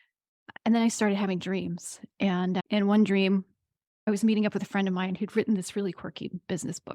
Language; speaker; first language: English; native; English